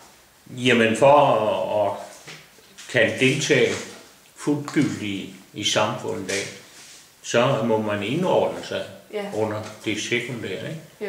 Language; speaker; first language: Danish; native; Danish